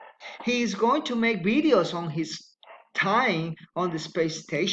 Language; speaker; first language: English; non-native, fluent; Spanish